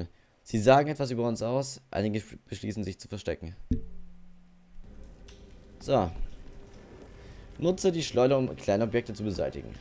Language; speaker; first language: German; native; German